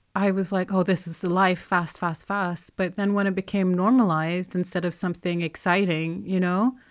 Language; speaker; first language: English; non-native, fluent; Arabic